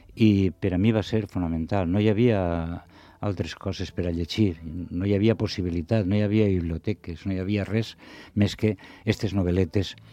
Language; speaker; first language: Catalan; non-native, local second language; Spanish